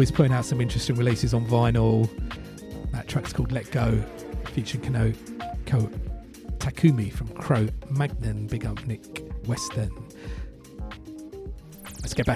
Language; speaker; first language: English; native; English